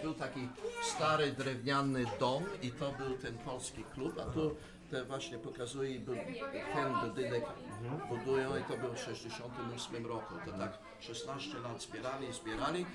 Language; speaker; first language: Polish; early bilingual, heritage; Polish